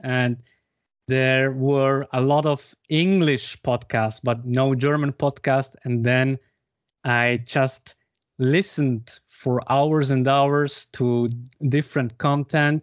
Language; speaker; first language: English; non-native, fluent; Swiss German